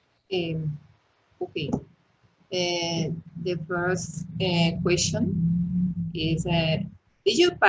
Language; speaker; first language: English; non-native, learner; Spanish